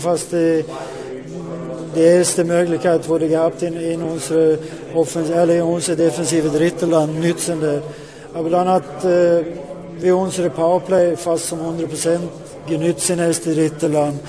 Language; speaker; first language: German; non-native, learner; Swedish